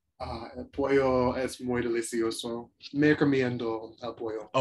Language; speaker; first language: Spanish; non-native, learner; English